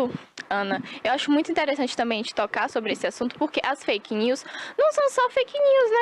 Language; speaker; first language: Portuguese; native; Portuguese